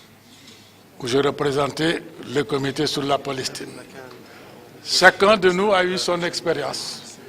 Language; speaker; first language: French; non-native, local second language; Wolof